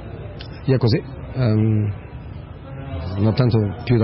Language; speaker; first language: Italian; non-native, fluent; Portuguese